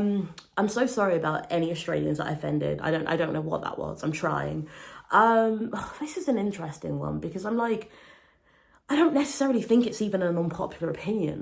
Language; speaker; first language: English; native; English